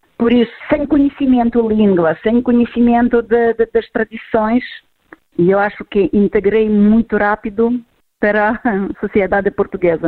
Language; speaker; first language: Portuguese; non-native, fluent; Ukrainian